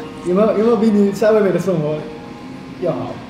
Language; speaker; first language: Chinese; native; Chinese